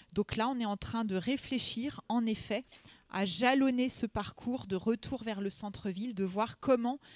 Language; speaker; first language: French; native; French